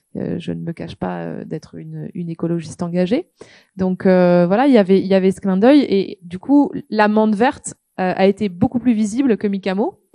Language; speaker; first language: French; native; French